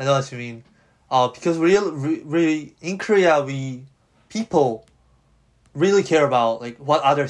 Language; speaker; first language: English; non-native, fluent; Korean